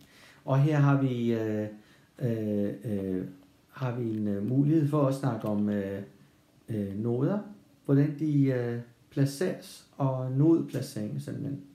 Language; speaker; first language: Danish; non-native, fluent; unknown